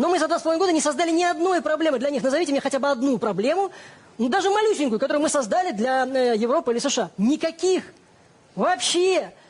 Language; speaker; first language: Russian; native; Russian